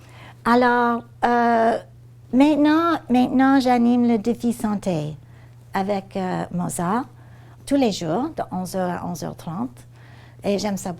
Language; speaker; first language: French; non-native, fluent; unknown